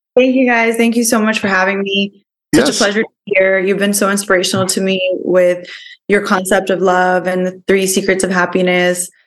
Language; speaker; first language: English; early bilingual, other home language; Spanish